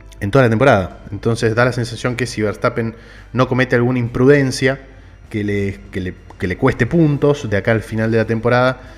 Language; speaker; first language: Spanish; native; Spanish